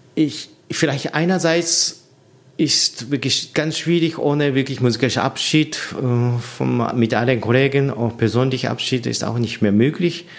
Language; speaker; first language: German; non-native, learner; Japanese